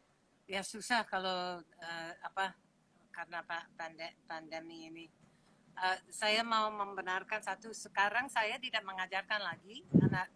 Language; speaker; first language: Indonesian; non-native, fluent; English